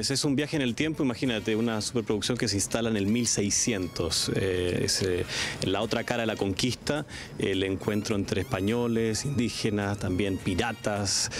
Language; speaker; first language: Spanish; native; Spanish